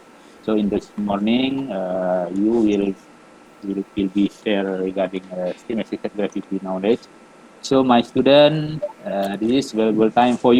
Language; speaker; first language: English; non-native, learner; Indonesian